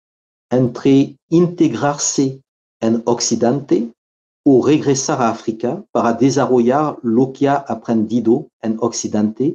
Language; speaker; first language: Spanish; non-native, fluent; French